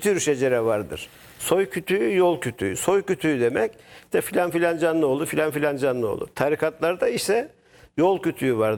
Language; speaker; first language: Turkish; native; Turkish